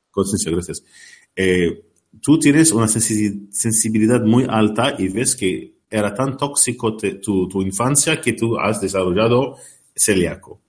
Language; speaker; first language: Spanish; non-native, learner; Arabic